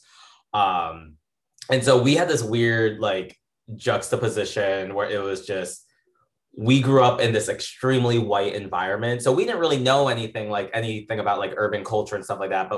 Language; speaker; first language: English; native; English